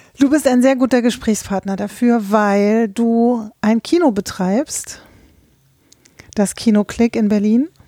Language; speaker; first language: German; native; German